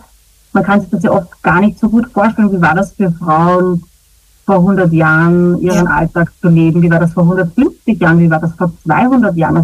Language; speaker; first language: German; native; German